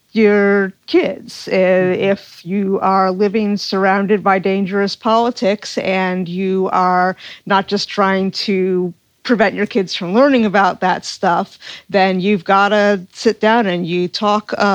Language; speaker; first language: English; native; English